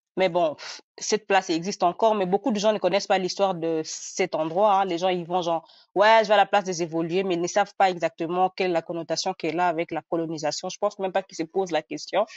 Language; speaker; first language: French; non-native, local second language; Nande